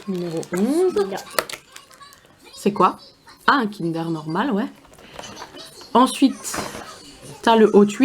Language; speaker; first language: French; native; French